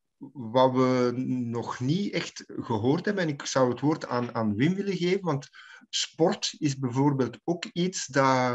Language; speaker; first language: Dutch; native; Dutch